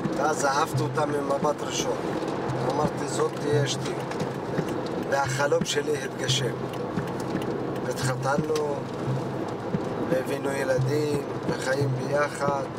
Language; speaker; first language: Hebrew; non-native, local second language; Arabic